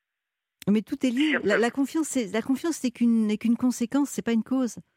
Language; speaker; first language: French; native; French